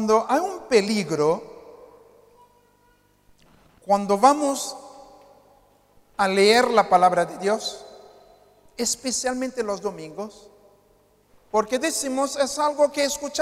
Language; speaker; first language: Spanish; non-native, fluent; Haitian Creole